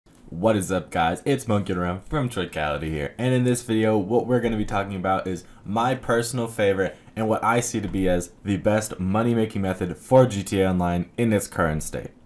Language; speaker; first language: English; native; English